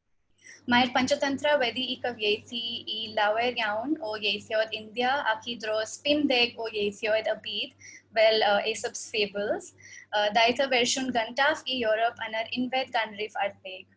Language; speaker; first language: Welsh; non-native, fluent; Hindi